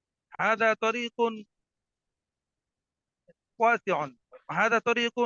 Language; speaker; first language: Arabic; non-native, learner; Bangla